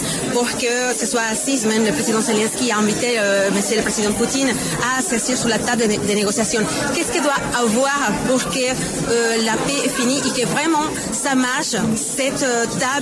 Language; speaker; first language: French; non-native, learner; Spanish